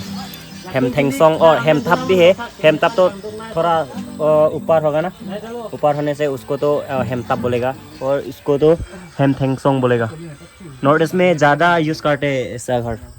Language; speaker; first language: Hindi; non-native, local second language; Karbi